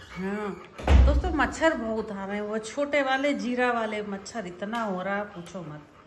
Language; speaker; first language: Hindi; native; Hindi